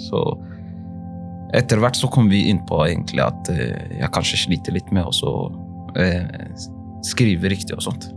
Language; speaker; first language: Norwegian; early bilingual, other home language; Somali